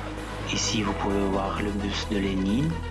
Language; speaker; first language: French; non-native, fluent; Russian